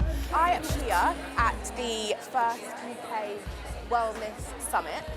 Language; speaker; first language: English; native; English